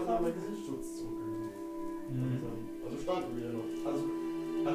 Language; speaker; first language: German; native; German